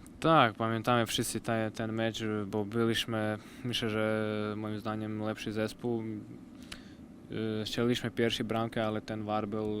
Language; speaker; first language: Polish; non-native, learner; Croatian